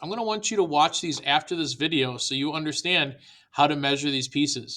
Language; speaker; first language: English; native; English